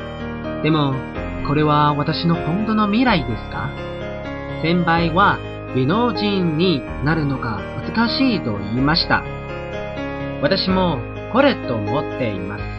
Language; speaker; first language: Japanese; non-native, learner; Chinese